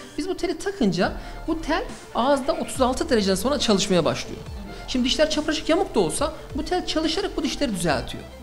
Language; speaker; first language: Turkish; early bilingual, heritage; Turkish